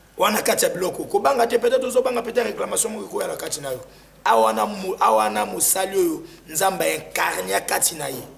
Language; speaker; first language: Lingala; native; Lingala